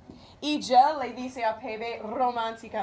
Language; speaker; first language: Spanish; non-native, learner; English